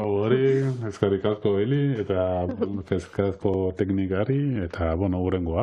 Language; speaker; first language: Basque; non-native, local second language; Spanish